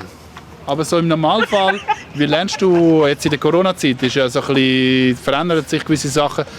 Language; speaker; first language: German; native; German